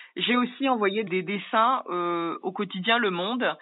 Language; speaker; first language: French; native; French